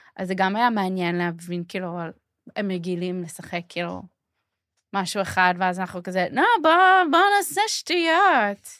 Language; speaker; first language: Hebrew; non-native, fluent; English